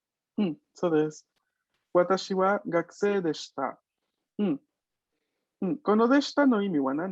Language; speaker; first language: Japanese; non-native, fluent; Spanish